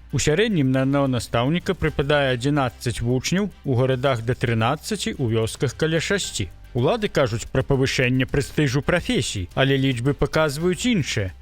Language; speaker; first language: Belarusian; native; Belarusian